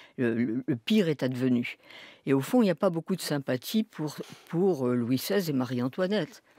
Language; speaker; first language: French; native; French